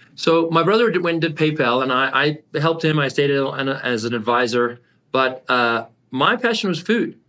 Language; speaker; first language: English; native; English